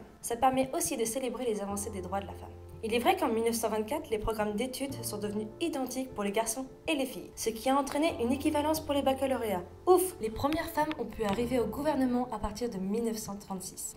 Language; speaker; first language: French; native; French